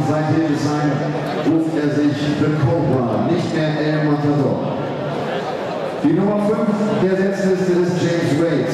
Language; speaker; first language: German; native; German